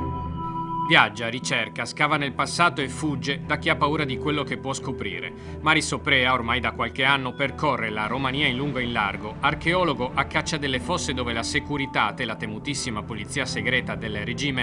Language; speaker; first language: Italian; native; Italian